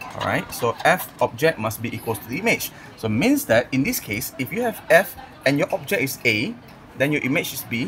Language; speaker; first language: English; non-native, local second language; Malay